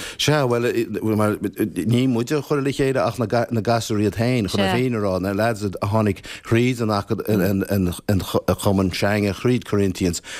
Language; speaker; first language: Irish; native; Irish